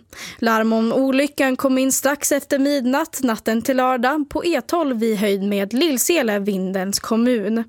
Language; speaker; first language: Swedish; native; Swedish